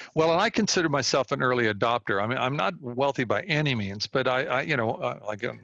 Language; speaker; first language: English; native; English